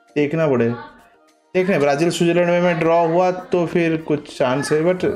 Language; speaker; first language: Hindi; non-native, local second language; Odia